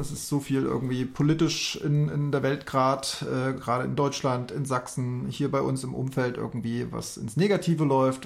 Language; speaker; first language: German; native; German